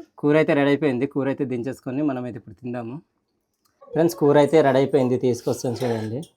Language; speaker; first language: Telugu; non-native, local second language; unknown